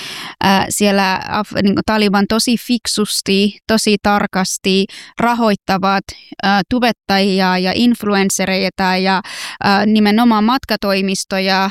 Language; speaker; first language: Finnish; non-native, fluent; Persian